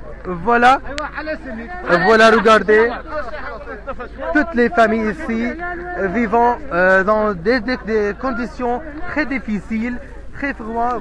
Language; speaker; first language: French; non-native, fluent; Arabic